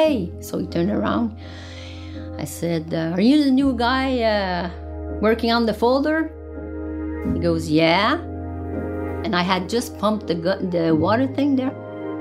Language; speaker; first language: English; non-native, fluent; French